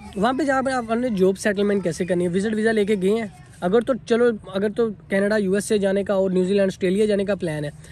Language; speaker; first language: Urdu; non-native, local second language; Punjabi